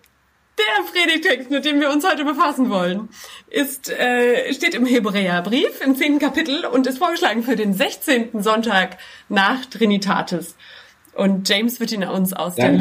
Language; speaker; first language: German; native; German